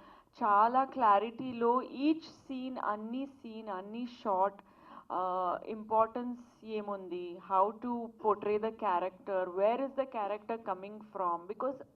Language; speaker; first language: Telugu; non-native, learner; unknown